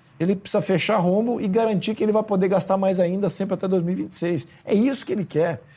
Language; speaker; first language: Portuguese; native; Portuguese